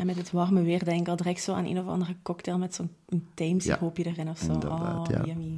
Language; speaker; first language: Dutch; native; Dutch